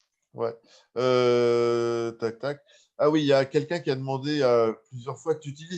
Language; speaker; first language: French; native; French